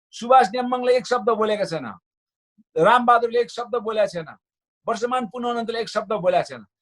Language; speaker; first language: Nepali; non-native, local second language; Sherpa